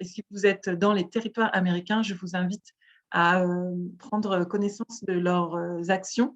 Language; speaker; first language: French; native; French